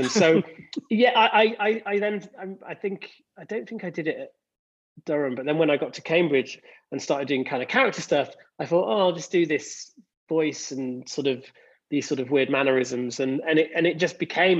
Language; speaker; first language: English; native; English